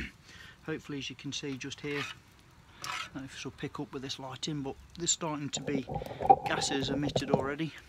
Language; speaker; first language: English; native; English